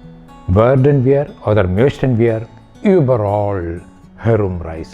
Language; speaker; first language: German; non-native, fluent; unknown